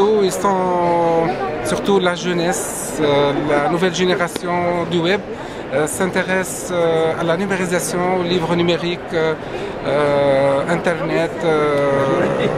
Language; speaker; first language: French; non-native, local second language; Arabic